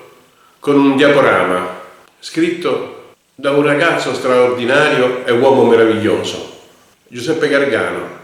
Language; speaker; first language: Italian; native; Italian